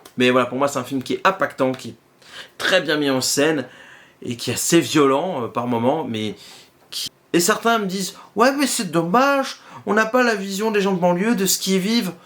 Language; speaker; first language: French; native; French